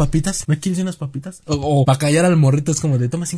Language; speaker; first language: Spanish; native; Spanish